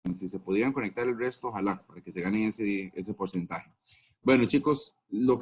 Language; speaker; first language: Spanish; native; Spanish